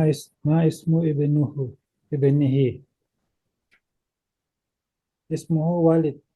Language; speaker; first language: Arabic; non-native, learner; Indonesian